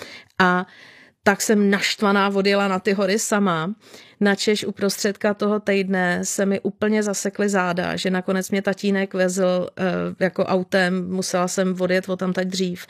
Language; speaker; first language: Czech; native; Czech